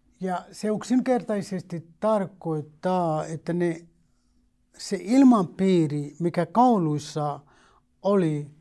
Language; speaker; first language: Finnish; non-native, fluent; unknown